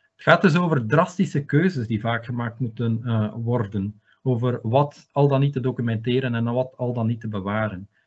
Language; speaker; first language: Dutch; native; Dutch